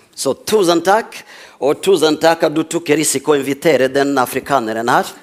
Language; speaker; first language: Norwegian; non-native, fluent; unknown